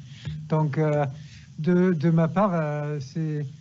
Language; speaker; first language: French; non-native, fluent; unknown